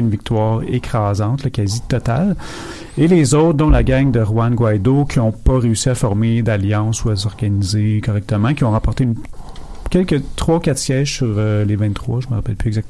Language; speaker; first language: French; native; French